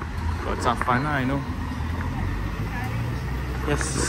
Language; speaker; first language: English; non-native, local second language; Malay